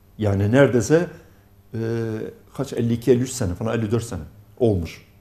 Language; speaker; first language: Turkish; non-native, local second language; Arabic